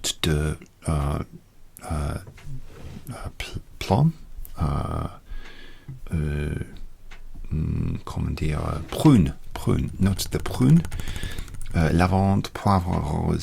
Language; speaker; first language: French; non-native, learner; English